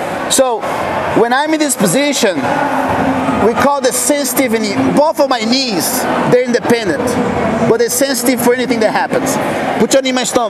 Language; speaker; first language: English; non-native, fluent; Portuguese